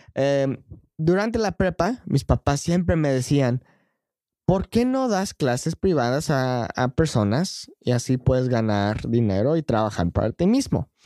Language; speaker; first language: Spanish; non-native, fluent; English